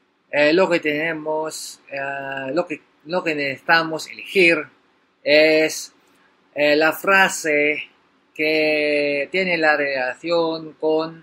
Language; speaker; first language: Spanish; non-native, learner; Filipino